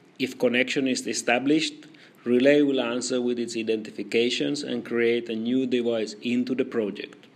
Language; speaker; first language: English; non-native, fluent; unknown